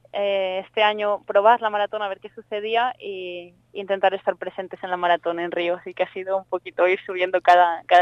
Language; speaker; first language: Spanish; native; Spanish